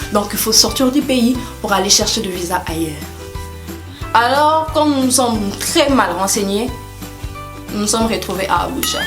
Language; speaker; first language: French; non-native, local second language; Lingala